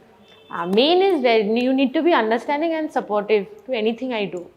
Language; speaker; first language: Telugu; non-native, learner; Bangla